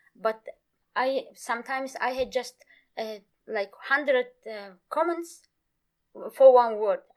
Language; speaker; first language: English; non-native, fluent; Kurdish